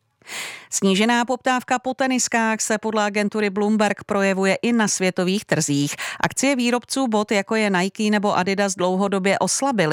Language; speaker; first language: Czech; native; Czech